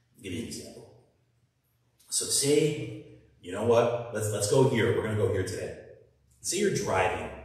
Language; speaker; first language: English; native; English